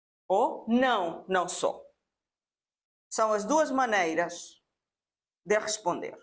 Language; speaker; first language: Portuguese; non-native, fluent; Spanish